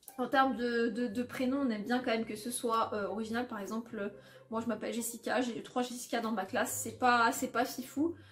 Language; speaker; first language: French; early bilingual, other home language; Polish